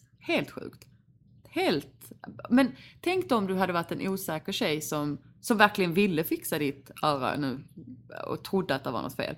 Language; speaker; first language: Swedish; native; Swedish